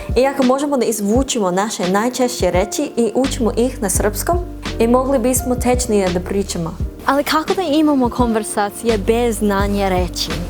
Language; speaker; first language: Serbian; non-native, learner; English